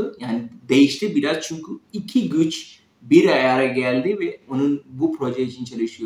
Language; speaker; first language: Turkish; non-native, fluent; Urdu